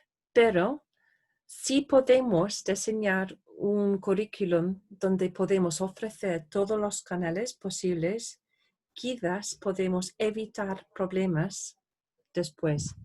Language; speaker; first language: Spanish; non-native, fluent; English